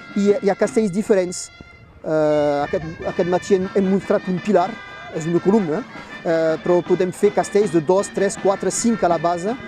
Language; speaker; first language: Catalan; non-native, local second language; French